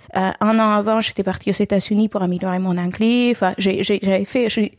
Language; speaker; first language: French; non-native, fluent; Spanish